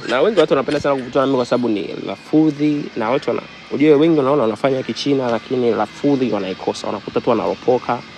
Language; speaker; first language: Swahili; native; Swahili